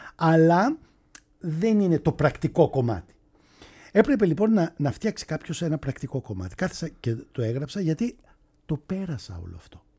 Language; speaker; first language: Greek; native; Greek